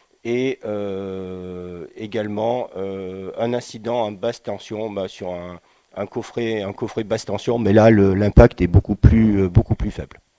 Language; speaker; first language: French; native; French